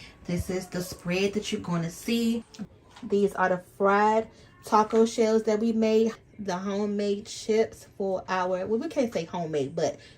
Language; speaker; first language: English; native; English